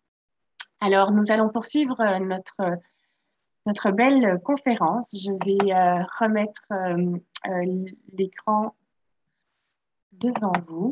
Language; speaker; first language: French; native; French